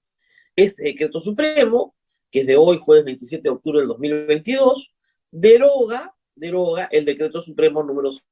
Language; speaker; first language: Spanish; native; Spanish